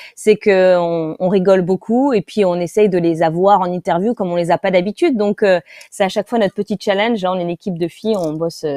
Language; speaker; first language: French; native; French